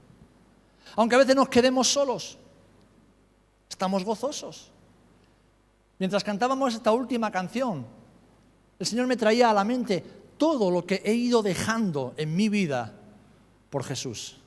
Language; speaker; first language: Spanish; native; Spanish